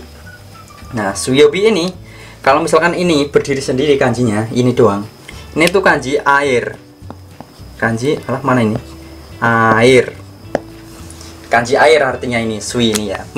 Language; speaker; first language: Indonesian; native; Indonesian